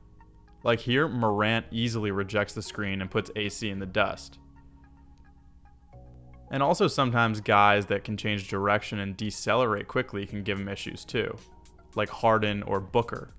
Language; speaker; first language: English; native; English